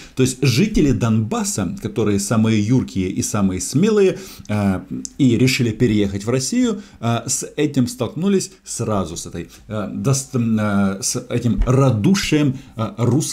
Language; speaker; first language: Russian; native; Russian